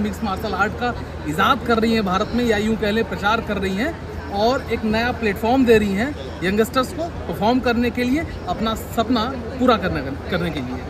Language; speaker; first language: Hindi; native; Hindi